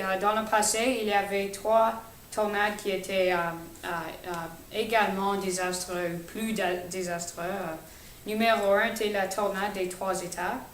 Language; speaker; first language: French; non-native, learner; English